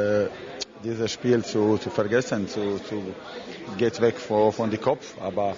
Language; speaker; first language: German; non-native, learner; Croatian